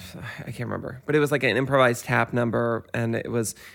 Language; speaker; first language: English; native; English